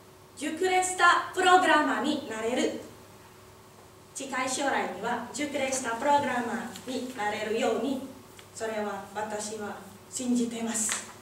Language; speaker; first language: Japanese; non-native, learner; Indonesian